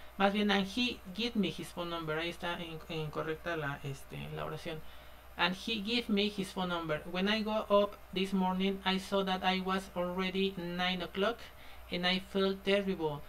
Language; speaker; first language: English; non-native, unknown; Spanish